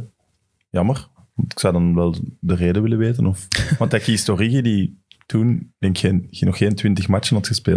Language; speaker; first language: Dutch; native; Dutch